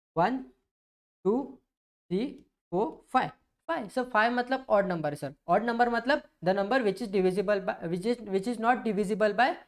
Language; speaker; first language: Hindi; non-native, local second language; Marathi